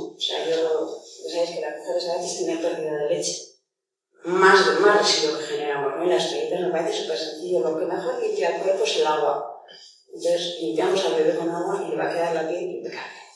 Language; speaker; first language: Spanish; native; Spanish